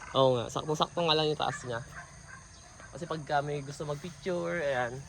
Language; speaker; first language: Filipino; native; Filipino